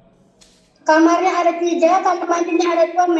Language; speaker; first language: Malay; non-native, fluent; Indonesian